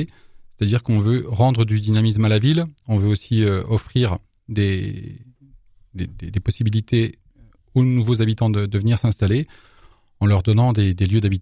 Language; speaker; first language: French; native; French